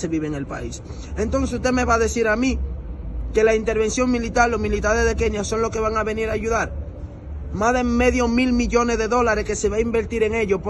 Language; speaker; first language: Spanish; non-native, fluent; Haitian Creole